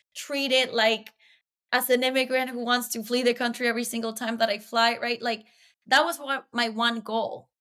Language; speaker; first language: English; non-native, fluent; Spanish